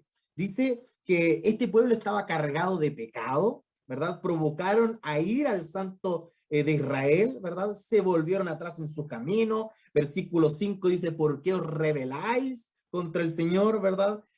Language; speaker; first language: Spanish; native; Spanish